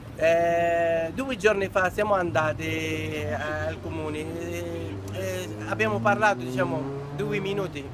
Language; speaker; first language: Italian; non-native, learner; Arabic